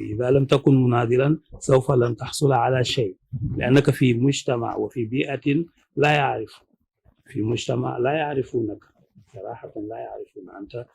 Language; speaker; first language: Arabic; non-native, fluent; Wolof